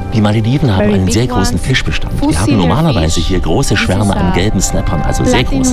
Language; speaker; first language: German; native; German